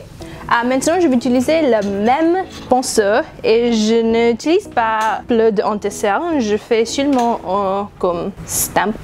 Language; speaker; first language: French; non-native, learner; English